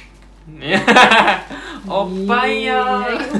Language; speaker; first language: Chinese; non-native, learner; Malay